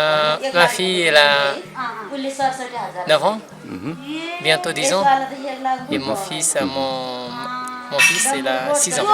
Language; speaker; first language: French; non-native, learner; Nepali